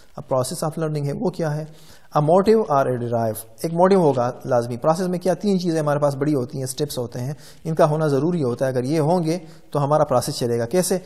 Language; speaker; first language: Urdu; non-native, local second language; Pashto